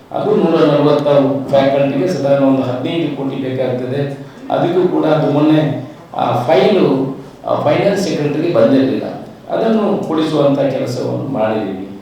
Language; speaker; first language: Kannada; non-native, local second language; Tulu